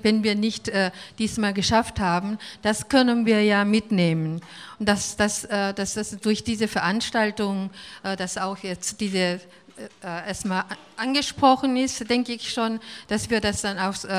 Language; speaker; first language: German; non-native, fluent; Korean